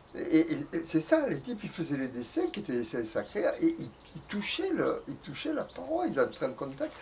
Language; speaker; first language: French; native; French